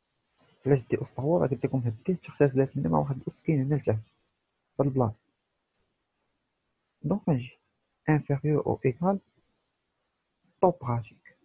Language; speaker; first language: Arabic; native; Arabic